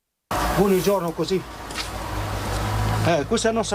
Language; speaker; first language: Italian; non-native, learner; Arabic